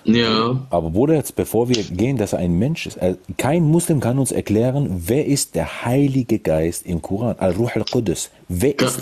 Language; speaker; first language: German; native; German